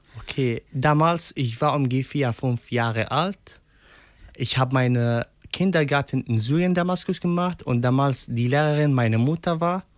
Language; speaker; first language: German; non-native, learner; Arabic